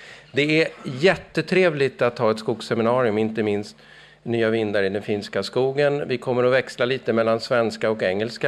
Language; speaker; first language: Swedish; native; Swedish